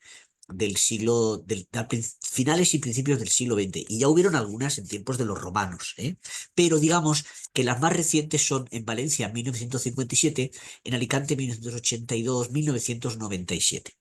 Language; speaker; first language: Spanish; native; Spanish